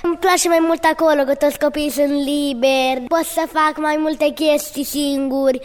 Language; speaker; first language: Romanian; early bilingual, heritage; Romanian